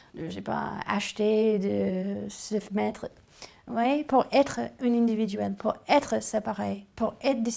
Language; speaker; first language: French; non-native, fluent; English